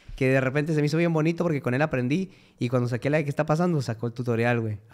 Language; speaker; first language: Spanish; native; Spanish